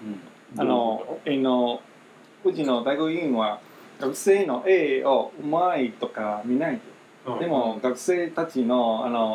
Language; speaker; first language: Japanese; non-native, fluent; Chinese